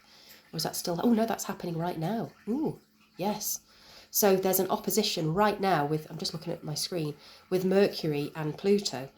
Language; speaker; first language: English; native; English